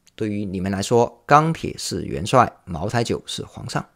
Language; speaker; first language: Chinese; native; Chinese